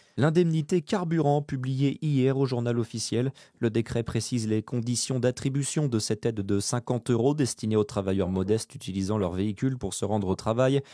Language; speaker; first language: French; native; French